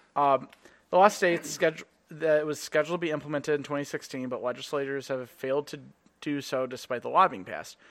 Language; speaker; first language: English; native; English